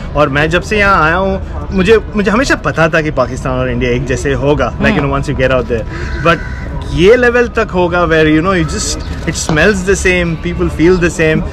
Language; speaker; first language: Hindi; non-native, local second language; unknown